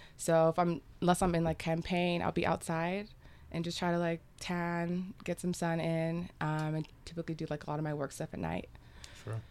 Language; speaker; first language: English; native; English